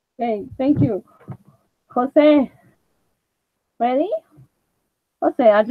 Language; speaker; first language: English; non-native, learner; Spanish